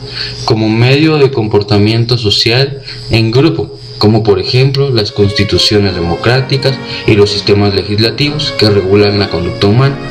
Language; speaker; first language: Spanish; native; Spanish